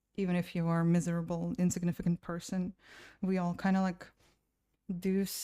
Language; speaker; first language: English; non-native, fluent; Latvian